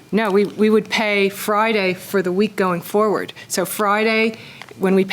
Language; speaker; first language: English; native; English